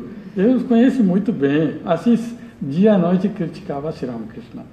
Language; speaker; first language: Portuguese; non-native, learner; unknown